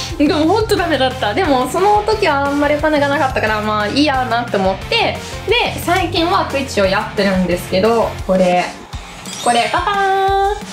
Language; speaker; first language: Japanese; non-native, fluent; Italian